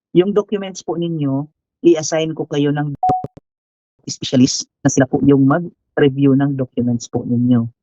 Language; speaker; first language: Filipino; native; Filipino